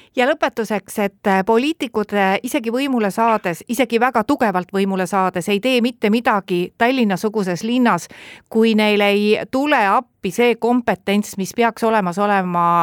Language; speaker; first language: Estonian; native; Estonian